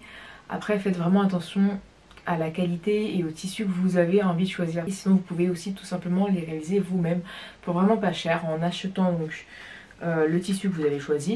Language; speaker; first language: French; native; French